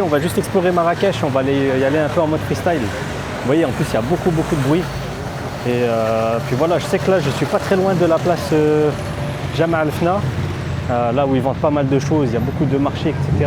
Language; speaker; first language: French; native; French